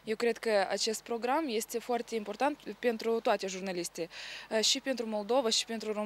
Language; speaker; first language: Romanian; non-native, learner; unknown